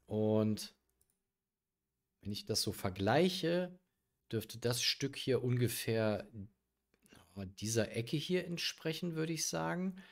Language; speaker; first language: German; native; German